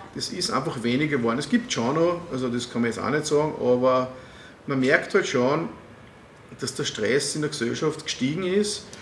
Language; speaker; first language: German; native; German